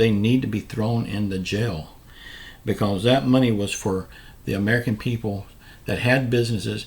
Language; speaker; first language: English; native; English